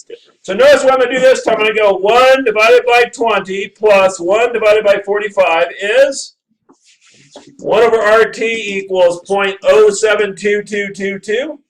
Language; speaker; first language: English; native; English